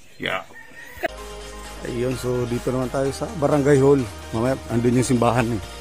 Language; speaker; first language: Filipino; non-native, local second language; Bikol